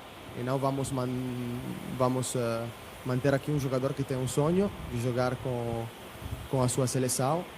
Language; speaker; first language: Portuguese; non-native, fluent; Italian